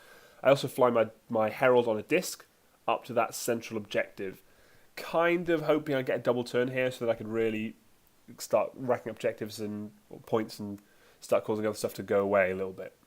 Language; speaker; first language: English; native; English